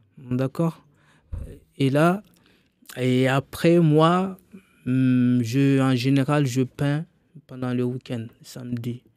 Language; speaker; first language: French; non-native, local second language; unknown